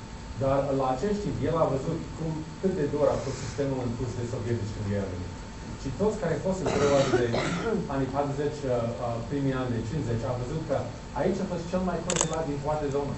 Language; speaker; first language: Romanian; non-native, learner; English